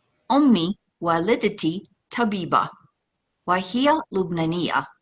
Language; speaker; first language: Arabic; non-native, fluent; English